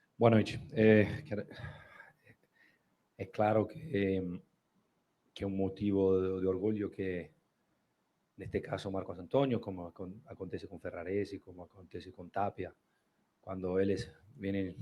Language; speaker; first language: Portuguese; non-native, fluent; Spanish